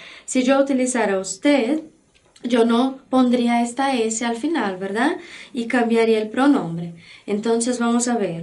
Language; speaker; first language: Spanish; non-native, fluent; Portuguese